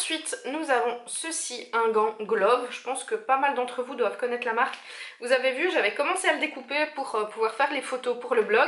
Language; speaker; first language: French; native; French